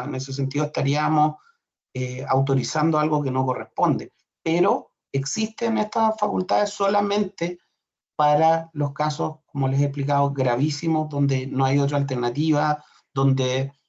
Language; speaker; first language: Spanish; native; Spanish